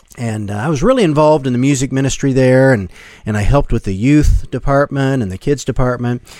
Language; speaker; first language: English; native; English